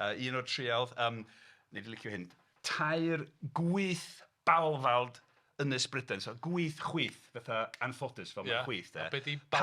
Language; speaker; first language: Welsh; native; Welsh